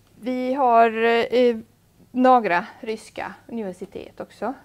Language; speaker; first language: Swedish; non-native, fluent; Italian